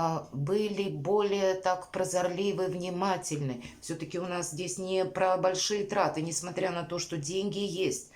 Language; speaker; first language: Russian; native; Russian